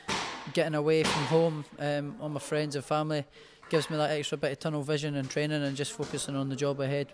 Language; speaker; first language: English; native; English